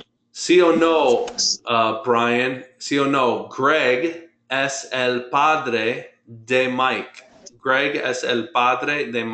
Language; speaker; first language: Spanish; non-native, fluent; English